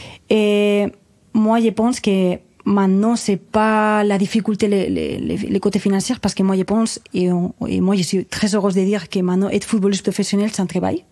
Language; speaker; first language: French; non-native, fluent; Spanish